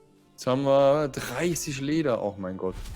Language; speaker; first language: German; native; German